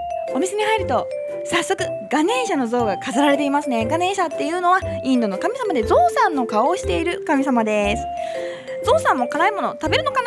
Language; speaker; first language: Japanese; native; Japanese